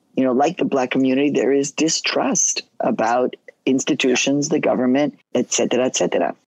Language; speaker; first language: English; early bilingual, other home language; Spanish